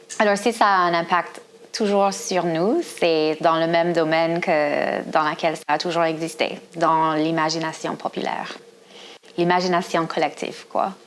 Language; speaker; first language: French; non-native, fluent; English